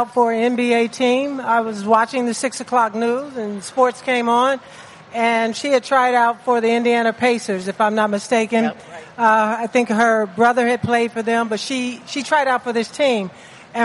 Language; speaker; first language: English; native; English